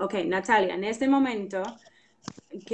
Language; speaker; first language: Spanish; non-native, fluent; English